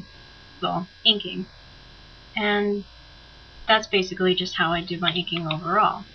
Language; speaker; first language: English; native; English